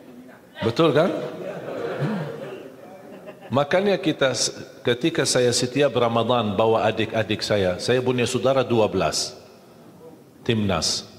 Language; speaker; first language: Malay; non-native, fluent; Arabic